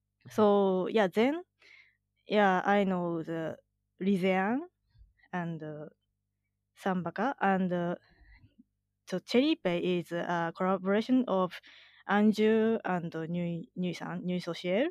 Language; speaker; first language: English; non-native, learner; Japanese